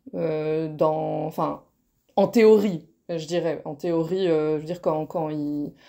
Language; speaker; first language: French; native; French